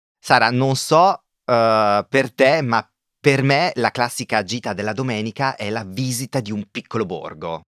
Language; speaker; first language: Italian; native; Italian